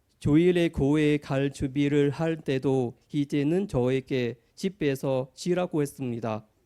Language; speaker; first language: Korean; non-native, fluent; Thai